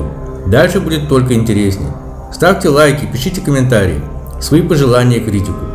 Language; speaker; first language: Russian; native; Russian